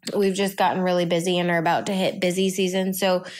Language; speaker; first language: English; native; English